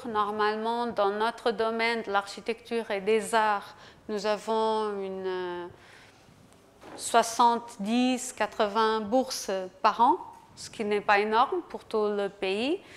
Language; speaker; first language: French; non-native, fluent; Portuguese